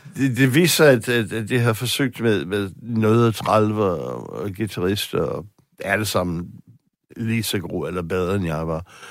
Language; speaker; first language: Danish; non-native, fluent; English